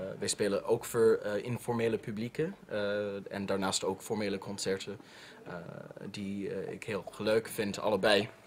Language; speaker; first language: Dutch; non-native, fluent; English